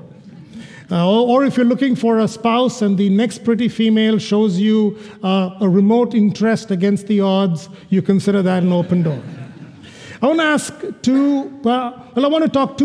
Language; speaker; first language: English; non-native, local second language; Malayalam